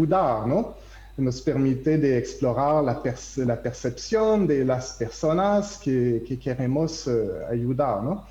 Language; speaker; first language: Spanish; non-native, learner; French